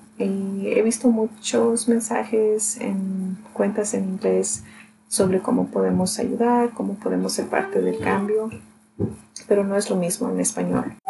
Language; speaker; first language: Spanish; early bilingual, heritage; Spanish